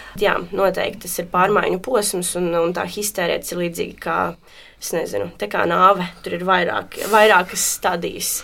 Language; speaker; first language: Latvian; non-native, local second language; Russian